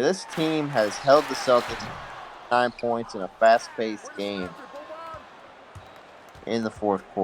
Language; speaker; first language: English; native; English